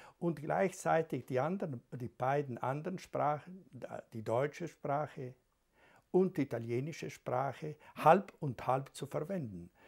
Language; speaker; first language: German; non-native, local second language; Ladin